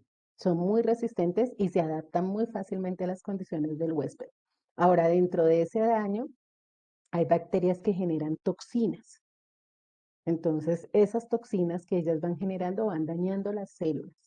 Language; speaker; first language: Spanish; native; Spanish